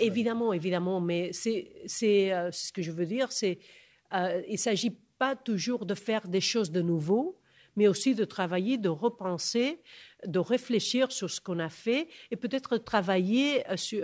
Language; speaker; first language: French; non-native, fluent; Catalan